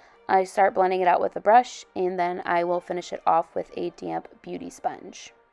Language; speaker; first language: English; native; English